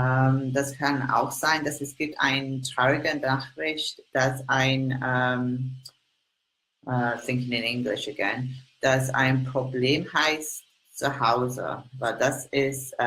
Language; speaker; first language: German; non-native, learner; English